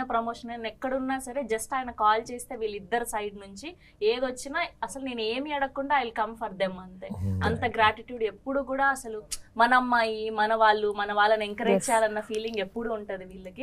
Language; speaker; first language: Telugu; native; Telugu